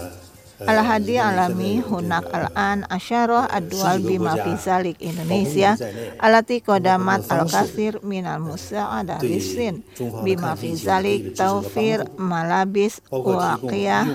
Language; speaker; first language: Arabic; non-native, fluent; Indonesian